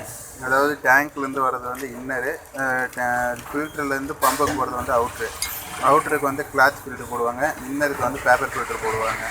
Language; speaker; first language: Tamil; native; Tamil